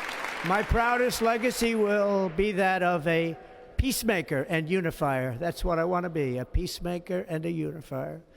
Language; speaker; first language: English; native; English